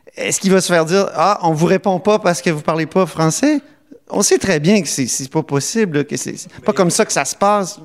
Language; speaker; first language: French; native; French